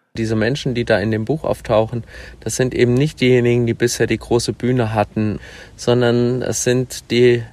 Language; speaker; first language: German; native; German